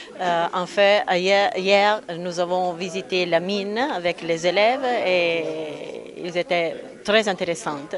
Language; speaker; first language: French; non-native, fluent; Italian